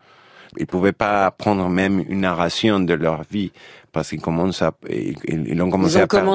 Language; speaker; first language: French; non-native, fluent; Spanish